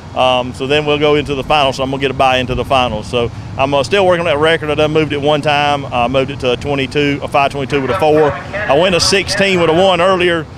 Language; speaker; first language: English; native; English